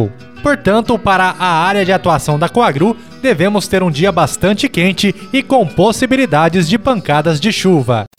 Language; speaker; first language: Portuguese; native; Portuguese